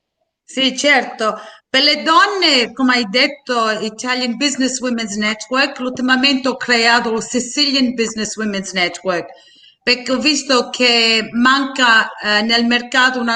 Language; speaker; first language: Italian; early bilingual, heritage; Sicilian